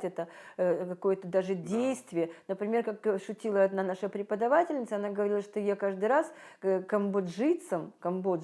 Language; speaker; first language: Russian; native; Russian